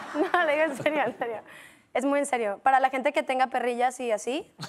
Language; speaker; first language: Spanish; native; Spanish